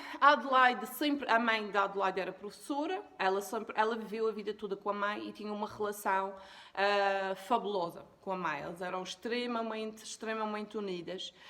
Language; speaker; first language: Portuguese; native; Portuguese